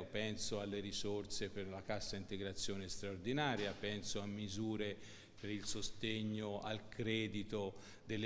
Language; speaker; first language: Italian; native; Italian